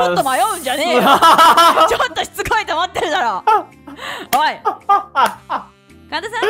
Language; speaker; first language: Japanese; native; Japanese